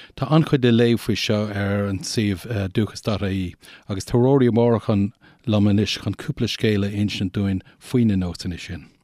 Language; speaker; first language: Irish; native; Irish